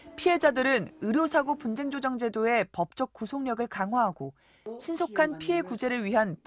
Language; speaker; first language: Korean; native; Korean